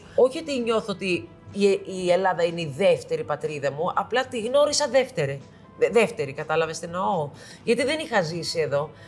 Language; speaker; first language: Greek; early bilingual, heritage; Greek